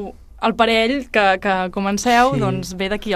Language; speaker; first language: Catalan; native; Catalan